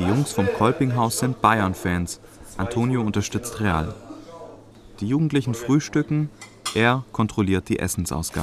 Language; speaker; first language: German; native; German